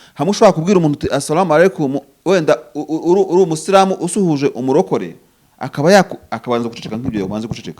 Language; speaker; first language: Kinyarwanda; native; Kinyarwanda